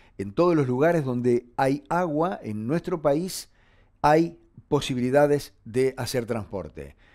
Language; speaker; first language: Spanish; native; Spanish